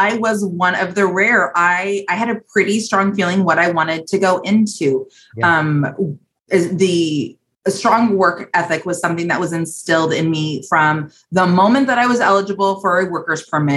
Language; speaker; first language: English; native; English